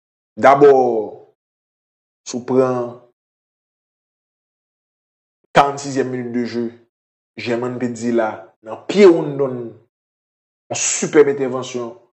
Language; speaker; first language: French; non-native, local second language; Haitian Creole